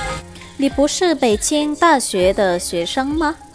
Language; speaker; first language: Chinese; non-native, learner; Vietnamese